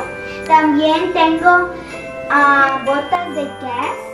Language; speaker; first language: Spanish; early bilingual, other home language; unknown